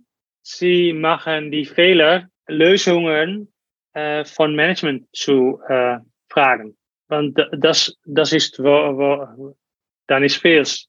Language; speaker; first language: German; non-native, learner; Dutch